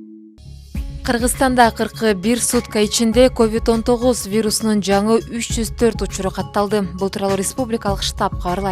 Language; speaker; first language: Kyrgyz; native; Kyrgyz